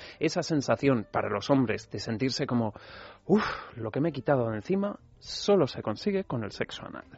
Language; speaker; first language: Spanish; native; Spanish